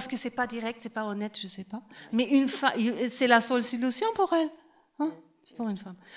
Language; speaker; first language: French; non-native, fluent; German